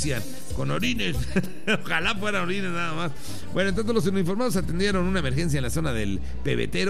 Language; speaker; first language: Spanish; native; Spanish